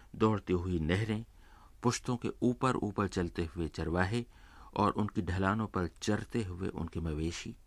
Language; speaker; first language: Urdu; native; Urdu